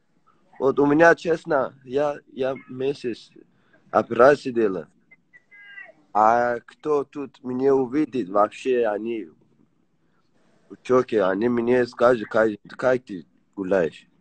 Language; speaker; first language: Russian; non-native, learner; Persian